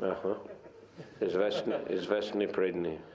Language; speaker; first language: Russian; non-native, fluent; English